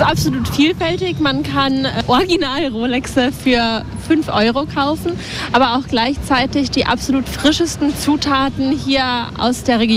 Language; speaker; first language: German; non-native, fluent; Latvian